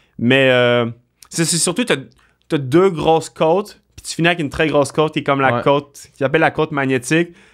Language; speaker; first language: French; native; French